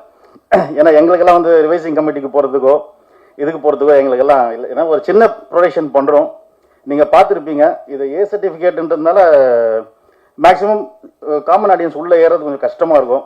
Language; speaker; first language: Tamil; native; Tamil